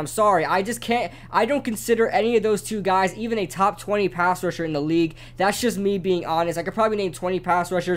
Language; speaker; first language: English; native; English